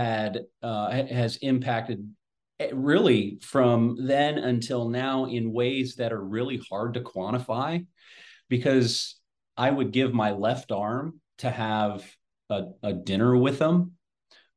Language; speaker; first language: English; native; English